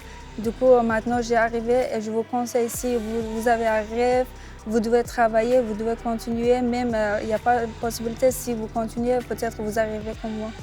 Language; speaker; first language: French; non-native, learner; Persian